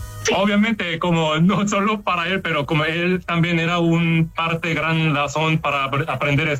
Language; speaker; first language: Spanish; non-native, fluent; Korean